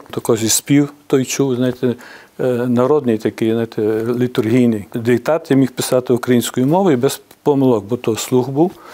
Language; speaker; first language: Ukrainian; early bilingual, heritage; Ukrainian